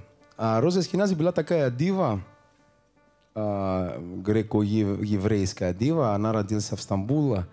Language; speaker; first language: Russian; non-native, learner; Greek